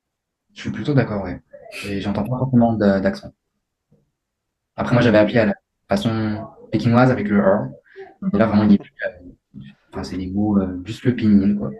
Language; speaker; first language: French; native; French